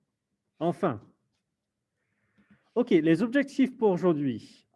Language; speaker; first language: French; non-native, fluent; English